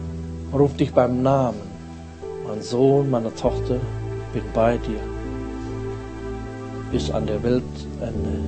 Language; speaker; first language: German; non-native, fluent; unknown